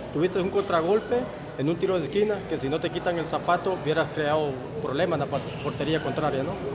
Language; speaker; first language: Spanish; native; Spanish